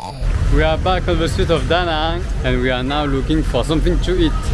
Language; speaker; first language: English; non-native, fluent; French